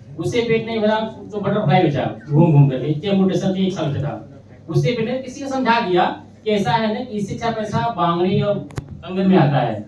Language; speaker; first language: Hindi; native; Hindi